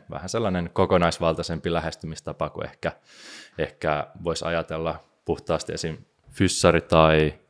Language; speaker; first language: Finnish; native; Finnish